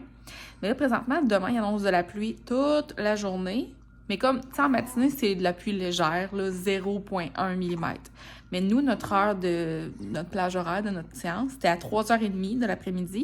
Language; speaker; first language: French; native; French